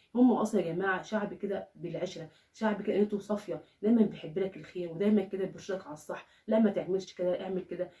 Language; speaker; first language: Arabic; native; Arabic